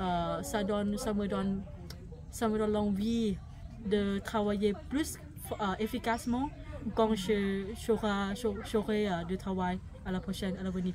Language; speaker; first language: French; non-native, fluent; Thai